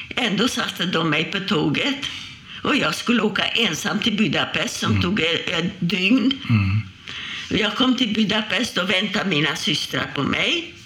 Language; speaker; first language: Swedish; non-native, fluent; Hungarian